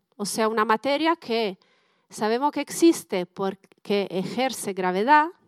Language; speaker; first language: Spanish; non-native, fluent; Italian